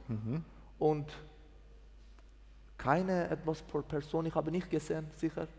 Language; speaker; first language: German; non-native, learner; Persian